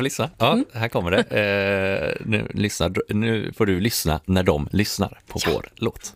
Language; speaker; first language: Swedish; native; Swedish